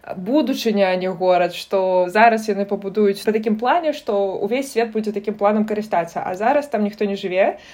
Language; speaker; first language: Belarusian; non-native, local second language; Russian